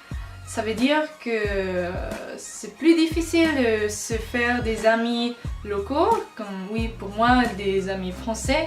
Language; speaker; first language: French; non-native, local second language; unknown